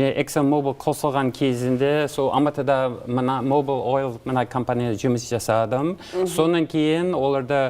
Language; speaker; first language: Kazakh; non-native, learner; English